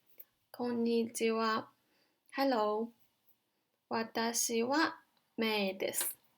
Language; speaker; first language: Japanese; non-native, fluent; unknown